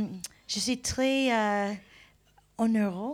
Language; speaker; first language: French; non-native, learner; English